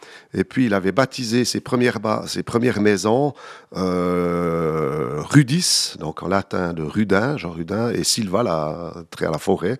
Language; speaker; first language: French; native; French